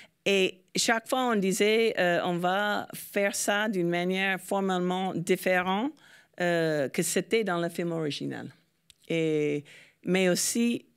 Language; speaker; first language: French; non-native, fluent; English